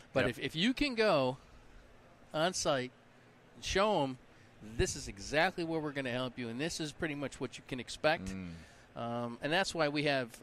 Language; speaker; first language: English; native; English